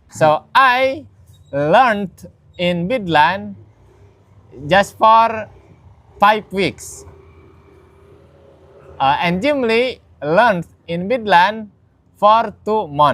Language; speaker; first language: English; non-native, learner; Indonesian